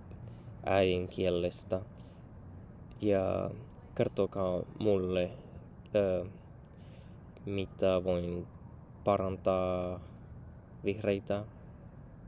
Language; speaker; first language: Finnish; non-native, learner; Spanish